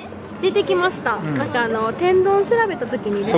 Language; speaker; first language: Japanese; native; Japanese